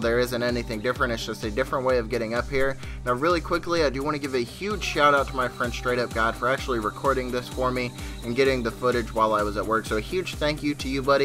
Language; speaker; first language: English; native; English